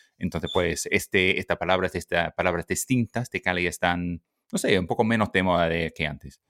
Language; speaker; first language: Spanish; non-native, fluent; English